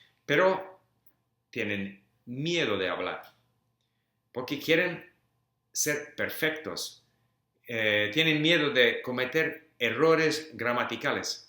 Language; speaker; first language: Spanish; non-native, fluent; English